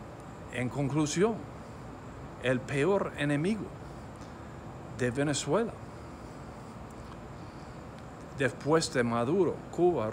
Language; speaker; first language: Spanish; non-native, fluent; English